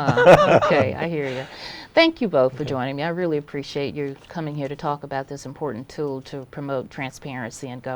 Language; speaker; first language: English; native; English